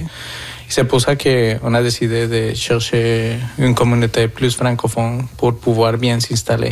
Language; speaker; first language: French; non-native, fluent; Spanish